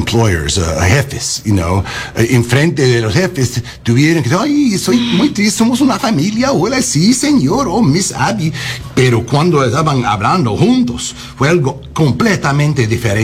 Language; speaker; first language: Spanish; non-native, learner; English